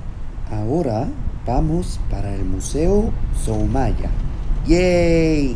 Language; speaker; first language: Spanish; non-native, fluent; Korean